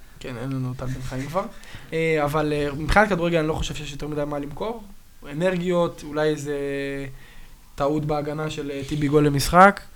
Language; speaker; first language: Hebrew; native; Hebrew